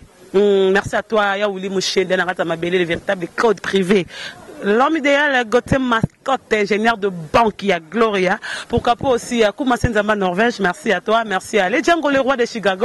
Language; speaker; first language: French; non-native, local second language; Lingala